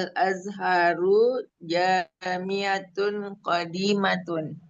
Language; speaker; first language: Arabic; non-native, learner; Indonesian